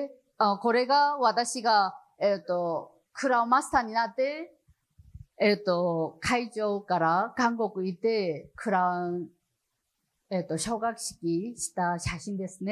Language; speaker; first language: Japanese; non-native, learner; Chinese